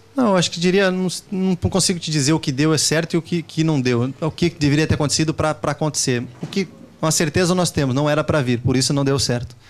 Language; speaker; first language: Portuguese; native; Portuguese